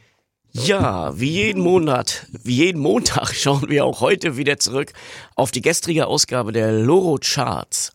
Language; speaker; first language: German; native; German